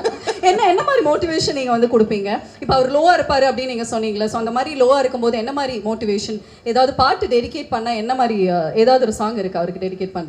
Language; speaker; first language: Tamil; native; Tamil